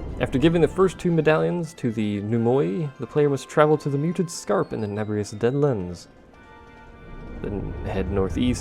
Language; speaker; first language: English; native; English